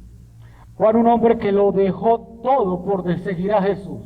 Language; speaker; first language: Spanish; native; Spanish